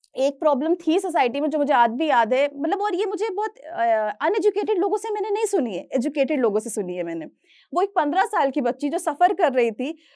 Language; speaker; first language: Hindi; native; Hindi